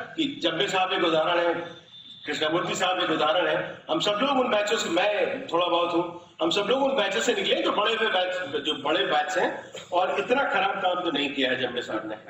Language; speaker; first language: Hindi; native; Hindi